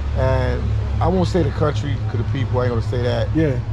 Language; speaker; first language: English; native; English